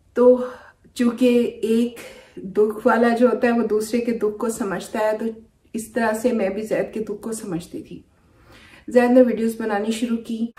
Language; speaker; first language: Urdu; native; Urdu